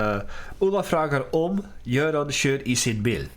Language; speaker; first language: Swedish; non-native, learner; Dutch